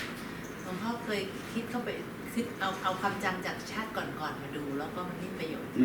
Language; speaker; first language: Thai; native; Thai